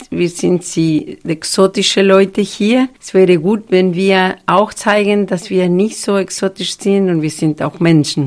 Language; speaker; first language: German; non-native, fluent; Spanish